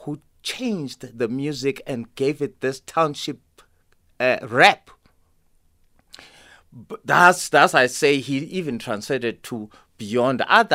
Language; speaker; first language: English; non-native, local second language; Zulu